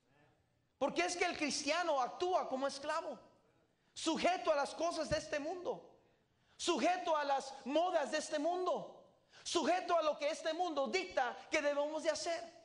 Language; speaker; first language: Spanish; native; Spanish